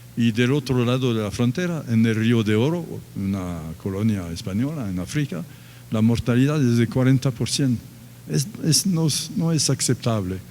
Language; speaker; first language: Spanish; non-native, fluent; French